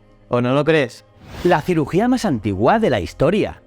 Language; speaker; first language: Spanish; native; Spanish